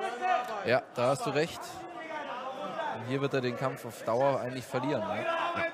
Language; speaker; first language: German; native; German